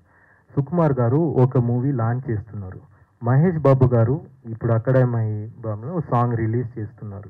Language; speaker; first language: Telugu; non-native, fluent; Tamil